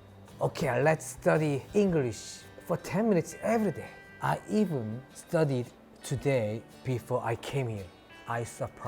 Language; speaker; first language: English; non-native, learner; Korean